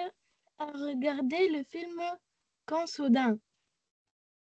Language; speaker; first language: French; non-native, learner; Arabic